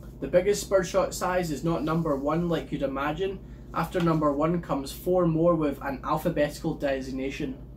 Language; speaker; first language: English; native; English